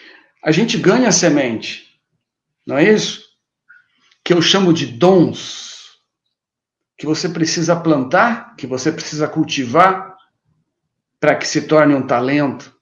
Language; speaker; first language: Portuguese; native; Portuguese